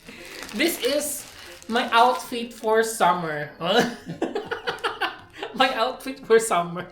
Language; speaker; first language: English; non-native, local second language; Filipino